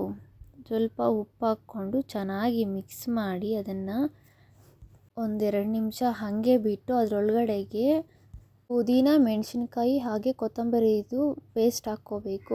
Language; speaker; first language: Kannada; native; Kannada